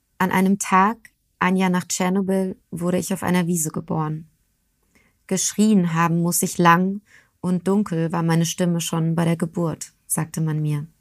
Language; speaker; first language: German; early bilingual, other home language; Turkish